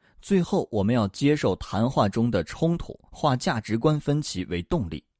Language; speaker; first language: Chinese; native; Chinese